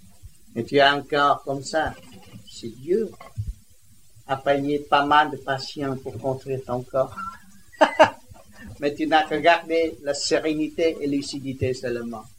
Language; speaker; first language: French; non-native, learner; Vietnamese